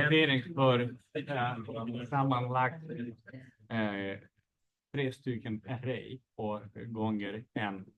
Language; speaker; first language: Swedish; non-native, fluent; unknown